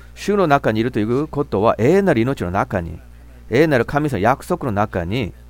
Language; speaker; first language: Japanese; non-native, fluent; Korean